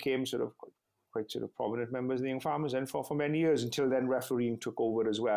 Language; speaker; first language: English; non-native, local second language; Welsh